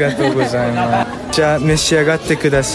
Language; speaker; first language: Japanese; early bilingual, heritage; Japanese